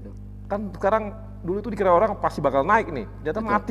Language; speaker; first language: Indonesian; native; Indonesian